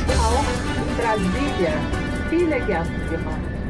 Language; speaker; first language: German; non-native, fluent; Portuguese